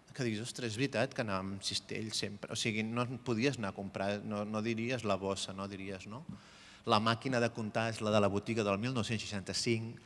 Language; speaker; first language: Catalan; native; Catalan